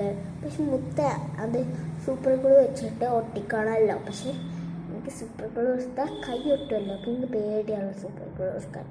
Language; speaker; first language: Malayalam; native; Malayalam